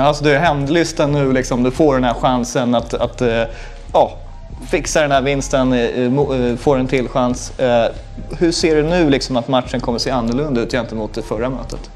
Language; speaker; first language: Swedish; native; Swedish